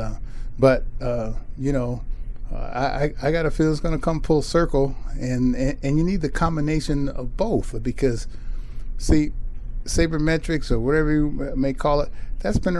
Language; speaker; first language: English; native; English